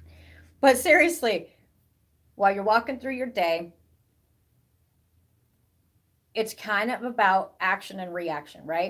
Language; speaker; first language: English; native; English